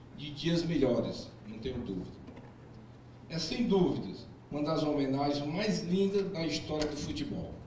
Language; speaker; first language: Portuguese; native; Portuguese